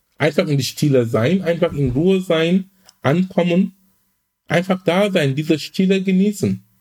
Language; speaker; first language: German; non-native, fluent; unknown